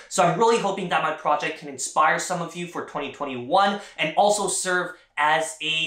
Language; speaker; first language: English; native; English